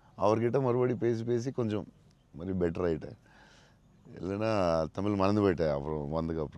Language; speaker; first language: Tamil; non-native, local second language; Telugu